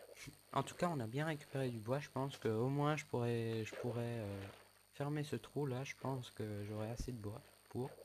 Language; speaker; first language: French; native; French